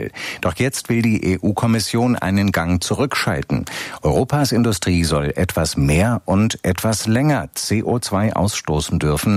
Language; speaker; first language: German; native; German